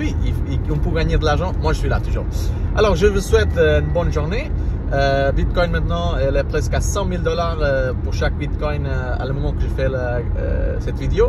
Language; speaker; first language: French; non-native, learner; Portuguese